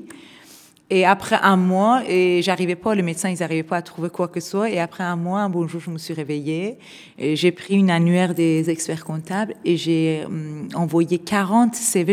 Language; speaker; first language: French; non-native, fluent; Persian